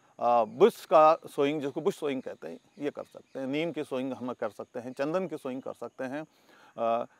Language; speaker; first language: Hindi; native; Hindi